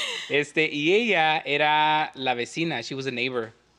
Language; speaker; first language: English; early bilingual, other home language; Spanish